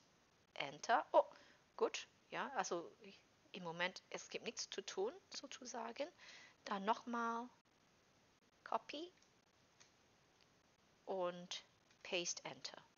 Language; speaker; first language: German; non-native, fluent; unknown